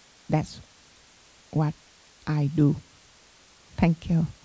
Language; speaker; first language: English; non-native, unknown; Vietnamese